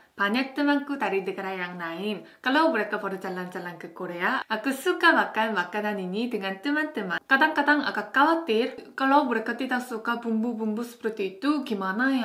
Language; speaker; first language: Indonesian; non-native, fluent; Korean